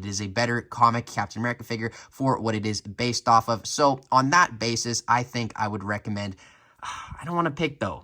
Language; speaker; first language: English; native; English